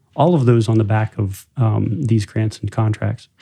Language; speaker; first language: English; native; English